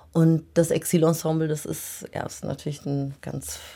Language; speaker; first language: German; native; German